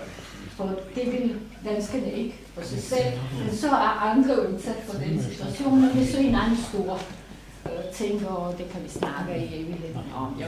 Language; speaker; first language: Danish; non-native, fluent; Serbian